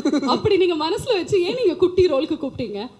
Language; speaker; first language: Tamil; native; Tamil